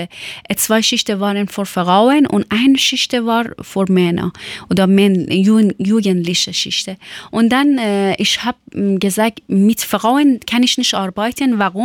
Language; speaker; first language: German; non-native, learner; Persian